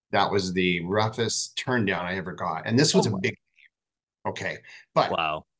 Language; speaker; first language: English; native; English